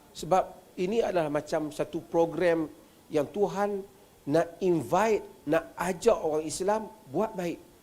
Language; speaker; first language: Malay; native; Malay